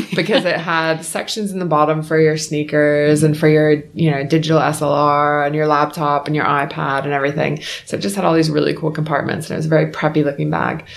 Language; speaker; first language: English; native; English